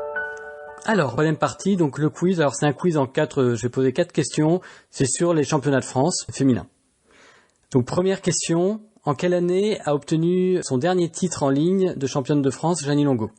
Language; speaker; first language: French; native; French